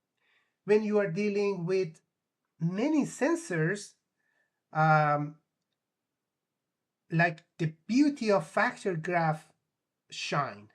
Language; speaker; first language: English; non-native, fluent; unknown